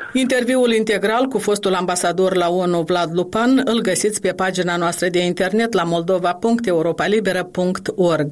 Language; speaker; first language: Romanian; native; Romanian